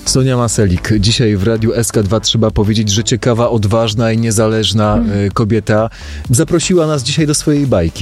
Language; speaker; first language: Polish; native; Polish